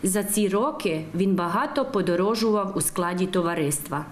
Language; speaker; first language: Ukrainian; early bilingual, heritage; Ukrainian